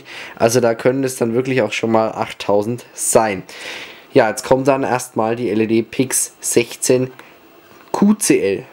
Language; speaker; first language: German; native; German